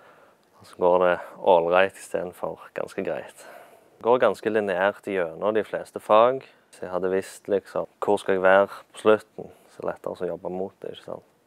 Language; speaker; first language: Norwegian; native; Norwegian